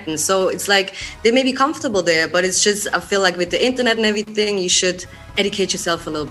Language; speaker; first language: English; non-native, fluent; Swiss German